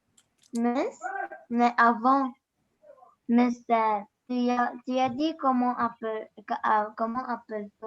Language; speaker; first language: French; non-native, learner; Arabic